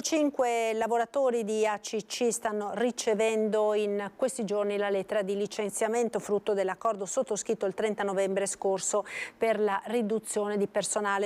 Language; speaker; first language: Italian; native; Italian